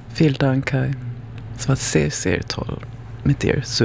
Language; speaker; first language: German; non-native, learner; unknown